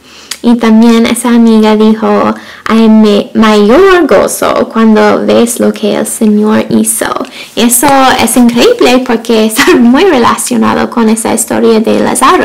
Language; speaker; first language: Spanish; non-native, fluent; English